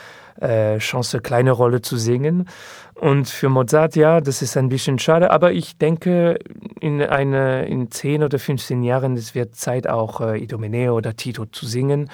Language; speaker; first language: German; non-native, learner; French